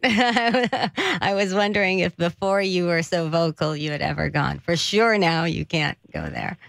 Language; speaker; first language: English; early bilingual, other home language; Persian